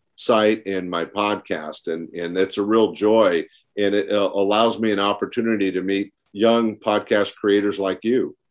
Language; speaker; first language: English; native; English